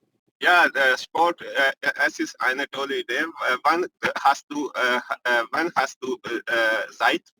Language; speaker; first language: German; non-native, learner; Hindi